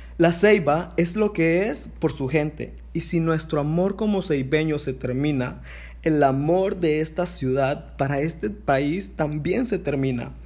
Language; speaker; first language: Spanish; non-native, local second language; English